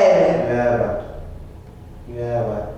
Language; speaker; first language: Spanish; non-native, learner; English